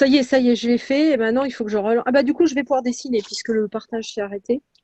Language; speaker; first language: French; native; French